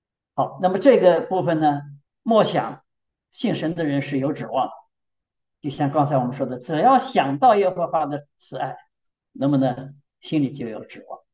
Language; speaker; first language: Chinese; native; Chinese